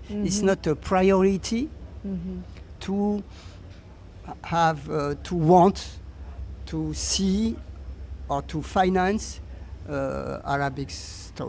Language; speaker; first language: English; non-native, learner; French